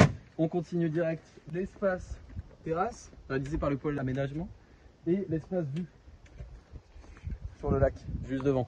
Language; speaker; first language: French; native; French